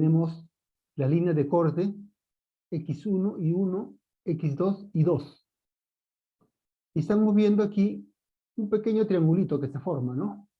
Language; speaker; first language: Spanish; native; Spanish